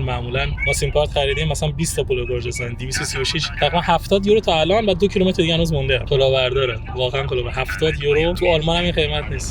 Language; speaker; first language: Persian; native; Persian